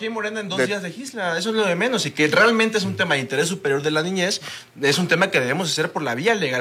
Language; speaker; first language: Spanish; native; Spanish